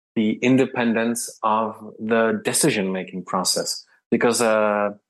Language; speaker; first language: English; non-native, fluent; Czech